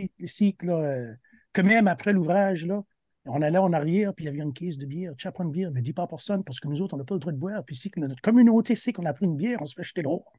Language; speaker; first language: French; native; French